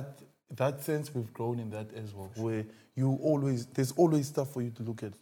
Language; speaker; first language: English; non-native, local second language; Xhosa